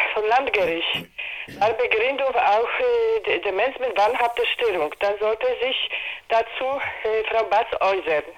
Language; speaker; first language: German; non-native, learner; Polish